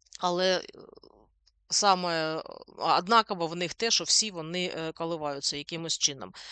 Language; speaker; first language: Ukrainian; native; Ukrainian